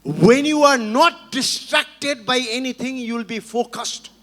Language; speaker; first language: English; non-native, local second language; Nepali